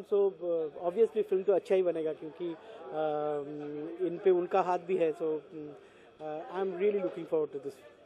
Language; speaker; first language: Hindi; non-native, local second language; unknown